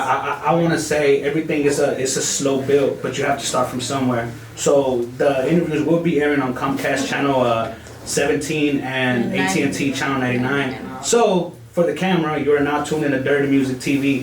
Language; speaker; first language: English; native; English